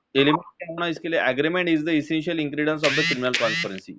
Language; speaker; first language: Hindi; non-native, local second language; Marathi